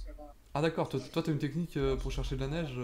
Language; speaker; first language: French; native; French